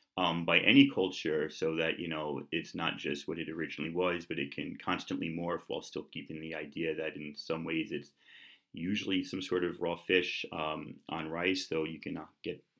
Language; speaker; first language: English; native; English